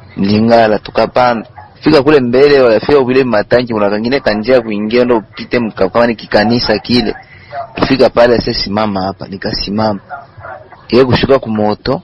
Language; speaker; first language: Swahili; native; Swahili